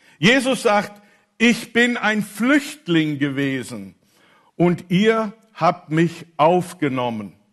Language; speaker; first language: German; non-native, fluent; English